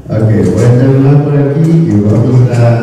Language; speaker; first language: Spanish; non-native, learner; Korean